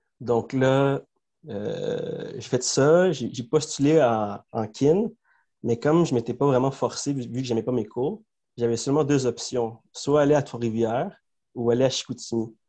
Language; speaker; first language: French; early bilingual, other home language; Spanish